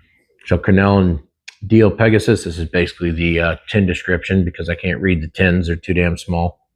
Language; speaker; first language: English; native; English